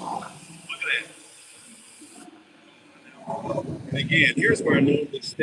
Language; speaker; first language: English; native; English